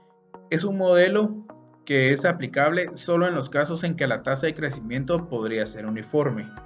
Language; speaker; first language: Spanish; native; Spanish